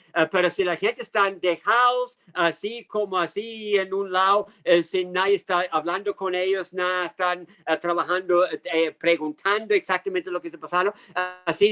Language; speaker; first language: Spanish; non-native, fluent; English